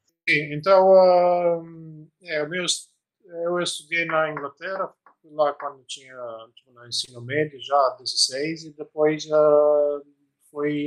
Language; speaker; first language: Portuguese; non-native, fluent; Albanian